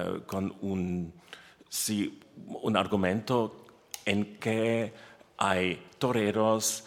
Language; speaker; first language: Spanish; non-native, learner; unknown